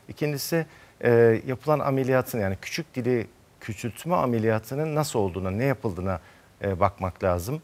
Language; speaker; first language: Turkish; native; Turkish